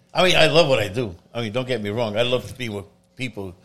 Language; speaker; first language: English; non-native, fluent; Italian